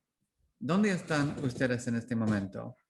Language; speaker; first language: Spanish; non-native, learner; English